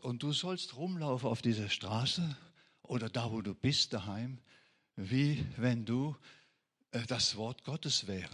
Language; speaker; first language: German; non-native, fluent; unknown